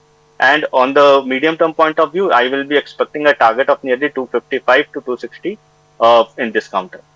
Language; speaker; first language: English; non-native, local second language; Hindi